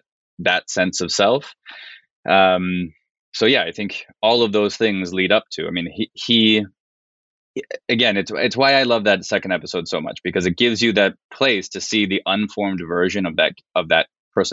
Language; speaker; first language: English; native; English